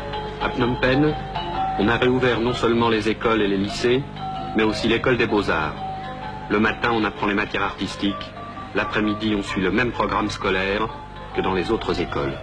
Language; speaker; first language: French; native; French